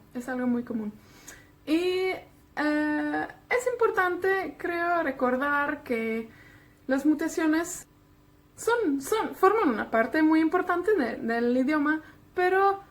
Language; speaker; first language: Spanish; non-native, fluent; Welsh